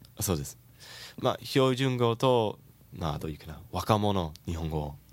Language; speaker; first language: Japanese; non-native, learner; English